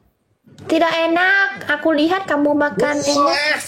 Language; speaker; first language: Indonesian; non-native, learner; Vietnamese